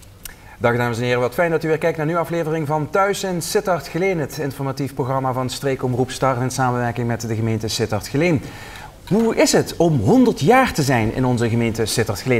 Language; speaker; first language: Dutch; native; Dutch